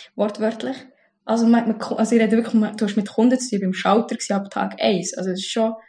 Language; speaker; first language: German; early bilingual, other home language; Arabic